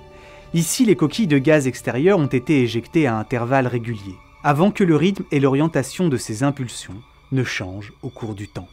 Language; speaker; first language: French; native; French